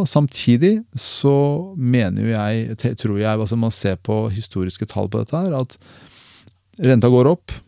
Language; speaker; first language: Norwegian; early bilingual, other home language; Persian